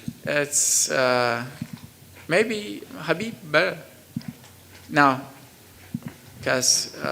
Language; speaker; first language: English; non-native, learner; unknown